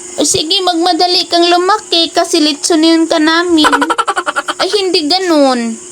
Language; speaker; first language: Filipino; non-native, local second language; Cebuano